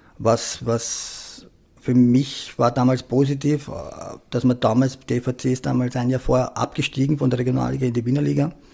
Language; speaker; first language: German; early bilingual, other home language; Croatian